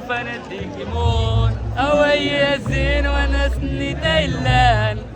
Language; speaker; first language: Arabic; native; Arabic